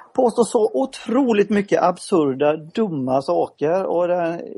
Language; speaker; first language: Swedish; native; Swedish